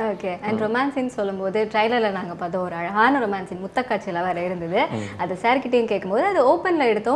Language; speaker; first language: Tamil; native; Tamil